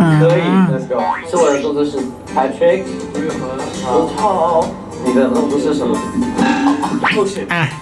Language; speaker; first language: Chinese; non-native, learner; Thai